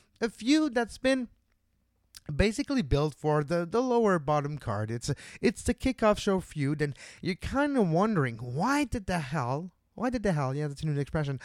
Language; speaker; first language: English; non-native, local second language; French